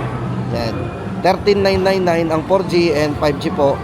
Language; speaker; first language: Filipino; native; Filipino